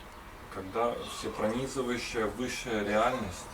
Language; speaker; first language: Russian; native; Russian